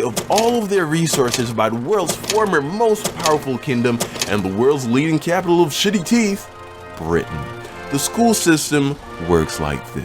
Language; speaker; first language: English; native; English